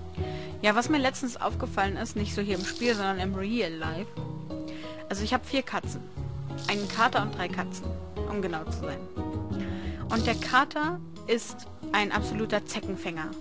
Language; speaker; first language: German; native; German